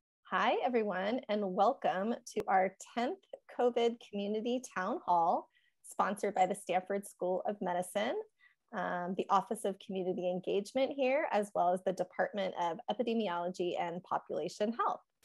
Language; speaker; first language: English; native; English